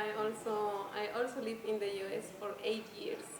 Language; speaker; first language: English; non-native, fluent; Spanish